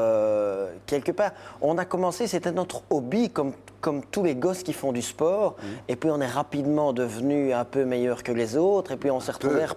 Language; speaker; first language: French; native; French